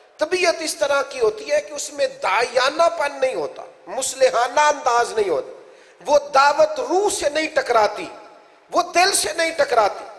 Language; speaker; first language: Urdu; non-native, local second language; Punjabi